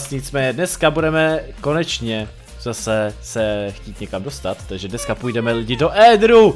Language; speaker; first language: Czech; native; Czech